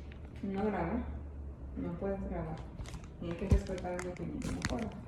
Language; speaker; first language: Spanish; native; Spanish